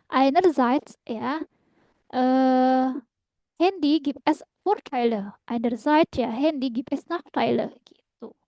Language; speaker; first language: German; non-native, learner; Indonesian